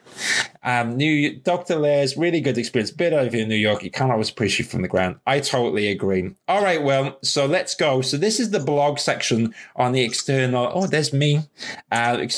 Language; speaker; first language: English; native; English